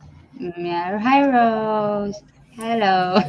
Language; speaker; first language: English; non-native, learner; Filipino